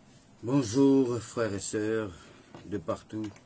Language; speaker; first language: French; non-native, learner; Morisyen